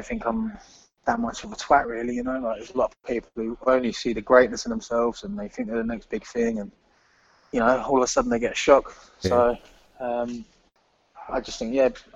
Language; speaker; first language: English; native; English